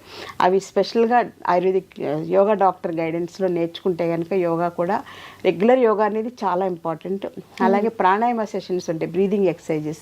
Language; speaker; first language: Telugu; native; Telugu